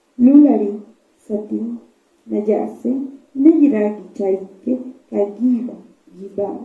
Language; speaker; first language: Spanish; non-native, local second language; Zapotec